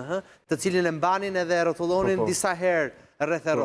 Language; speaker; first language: Albanian; native; Albanian